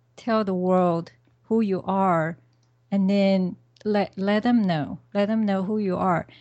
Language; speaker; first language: English; non-native, fluent; Chinese